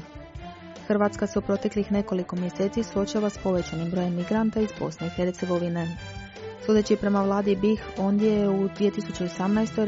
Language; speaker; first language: Croatian; native; Croatian